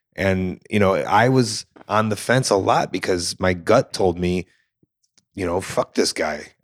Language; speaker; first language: English; native; English